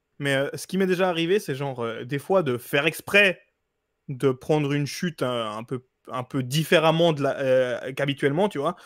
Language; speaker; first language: French; early bilingual, other home language; Portuguese